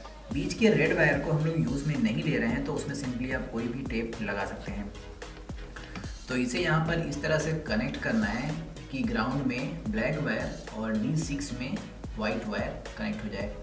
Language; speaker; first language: Hindi; native; Hindi